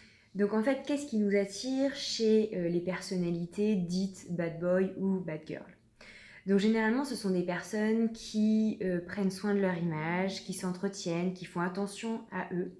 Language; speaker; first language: French; native; French